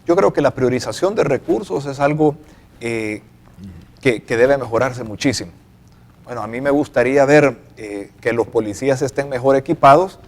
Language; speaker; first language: Spanish; native; Spanish